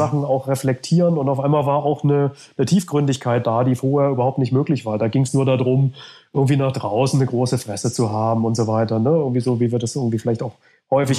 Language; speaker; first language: German; native; German